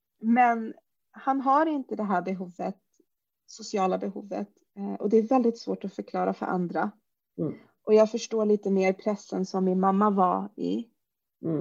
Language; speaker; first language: Swedish; early bilingual, other home language; Arabic